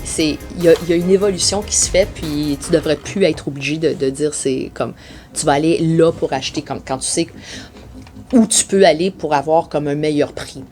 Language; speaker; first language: French; native; French